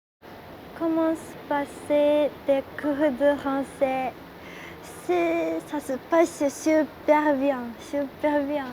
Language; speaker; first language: French; non-native, learner; Japanese